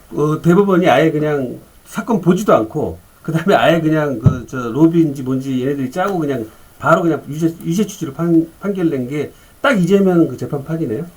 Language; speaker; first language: Korean; native; Korean